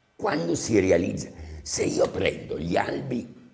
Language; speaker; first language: Italian; native; Italian